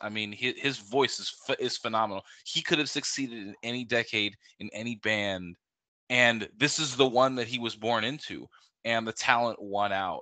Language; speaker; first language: English; native; English